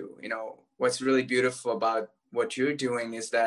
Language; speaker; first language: English; native; English